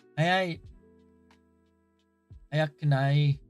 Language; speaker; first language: Japanese; non-native, learner; English